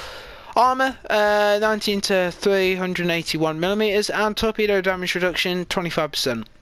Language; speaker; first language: English; native; English